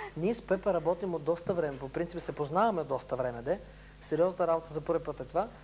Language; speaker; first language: Bulgarian; early bilingual, heritage; Bulgarian